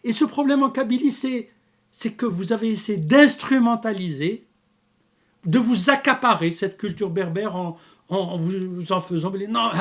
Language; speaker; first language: French; non-native, local second language; Arabic